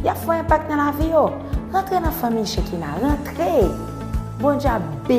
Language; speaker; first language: French; non-native, local second language; Haitian Creole